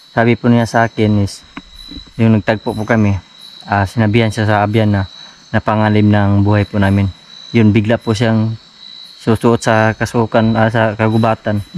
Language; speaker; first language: Filipino; non-native, local second language; Cebuano